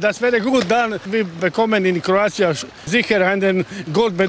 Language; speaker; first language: German; non-native, learner; Croatian